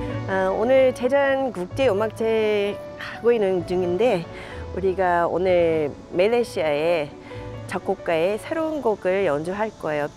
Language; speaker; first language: Korean; non-native, fluent; English